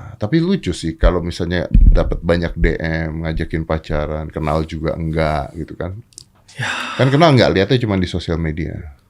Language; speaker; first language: Indonesian; native; Indonesian